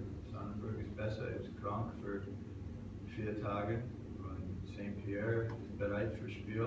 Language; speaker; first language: German; non-native, learner; English